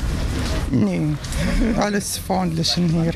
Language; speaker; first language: German; non-native, learner; Arabic